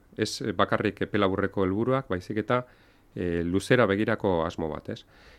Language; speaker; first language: Basque; non-native, local second language; Spanish